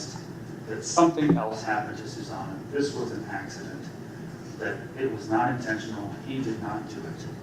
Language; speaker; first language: English; native; English